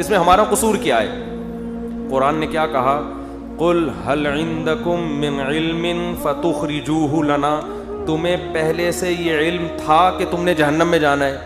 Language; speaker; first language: Urdu; native; Urdu